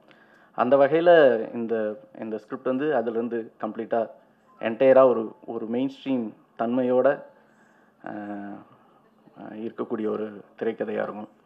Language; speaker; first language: Tamil; native; Tamil